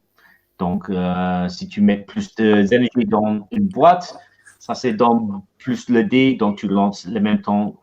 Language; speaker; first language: French; non-native, learner; English